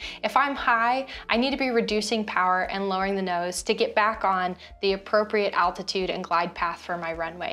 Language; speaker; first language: English; native; English